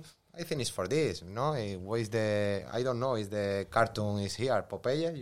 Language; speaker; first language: English; non-native, learner; Spanish